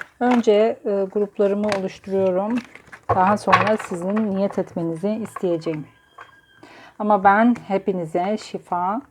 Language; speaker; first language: Turkish; native; Turkish